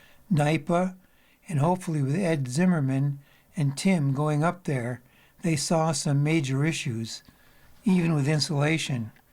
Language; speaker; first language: English; native; English